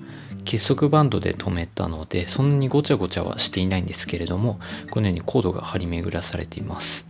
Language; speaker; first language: Japanese; native; Japanese